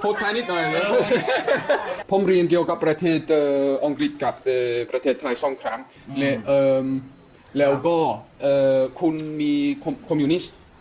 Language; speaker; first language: Thai; non-native, learner; English